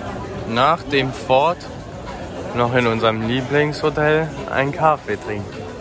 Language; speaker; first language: German; native; German